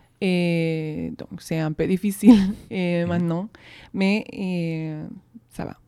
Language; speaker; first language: French; non-native, learner; Spanish